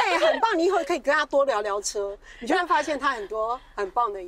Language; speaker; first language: Chinese; native; Chinese